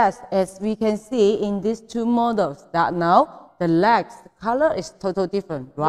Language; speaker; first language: English; non-native, fluent; Chinese